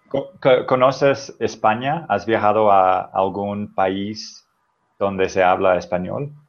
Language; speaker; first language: Spanish; non-native, fluent; English